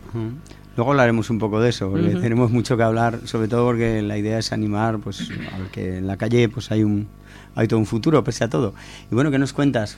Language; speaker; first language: Spanish; native; Spanish